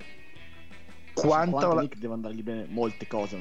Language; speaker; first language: Italian; native; Italian